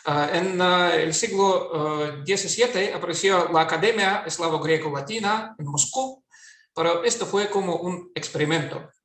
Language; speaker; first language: Spanish; non-native, fluent; Russian